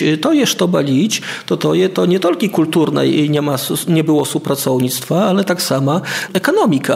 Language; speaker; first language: Polish; non-native, local second language; Belarusian